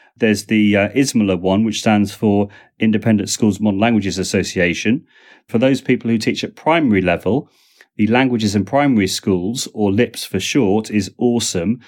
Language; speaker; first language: English; native; English